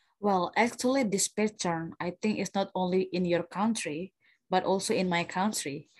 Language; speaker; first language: English; non-native, fluent; Indonesian